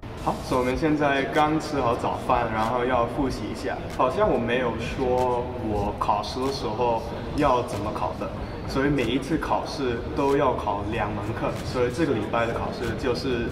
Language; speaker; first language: Chinese; non-native, fluent; English